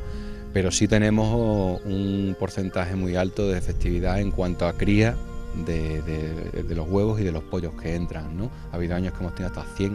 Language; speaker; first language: Spanish; native; Spanish